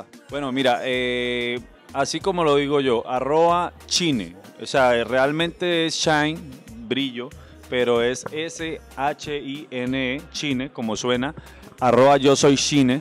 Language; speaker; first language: Spanish; native; Spanish